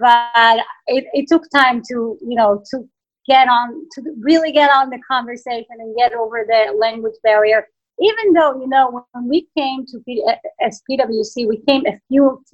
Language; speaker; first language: English; non-native, fluent; Hebrew